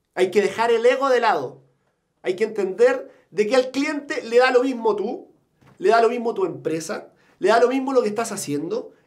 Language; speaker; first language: Spanish; native; Spanish